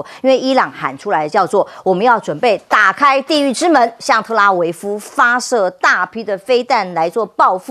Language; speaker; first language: Chinese; native; Chinese